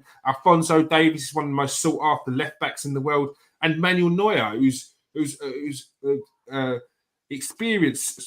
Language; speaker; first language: English; native; English